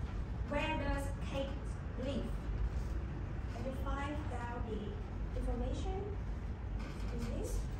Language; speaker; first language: English; non-native, learner; Vietnamese